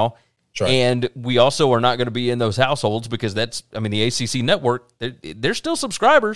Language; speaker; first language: English; native; English